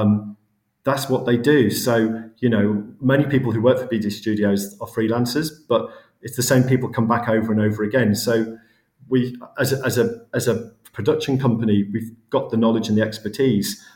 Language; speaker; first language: English; native; English